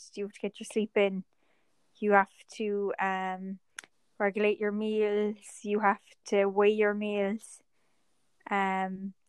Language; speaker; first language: English; native; English